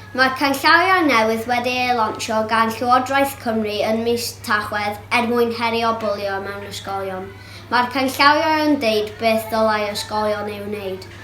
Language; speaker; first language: Welsh; non-native, local second language; English